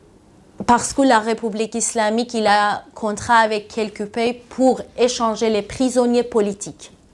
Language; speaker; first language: French; non-native, learner; Persian